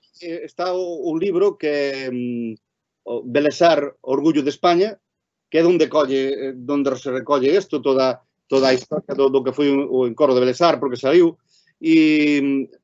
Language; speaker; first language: Galician; native; Galician